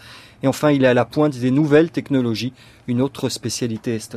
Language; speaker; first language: French; native; French